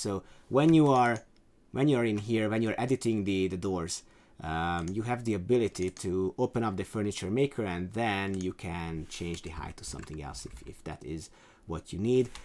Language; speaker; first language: English; non-native, fluent; Hungarian